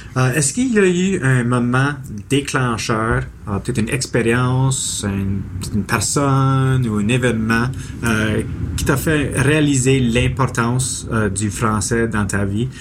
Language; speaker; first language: French; non-native, local second language; English